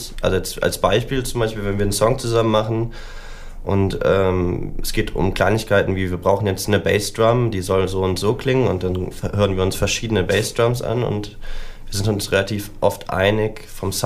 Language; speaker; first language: German; native; German